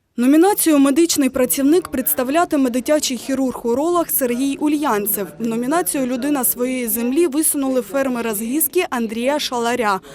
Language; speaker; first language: Ukrainian; native; Ukrainian